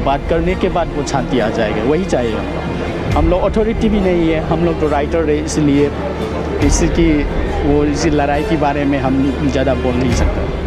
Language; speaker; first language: Hindi; non-native, learner; Manipuri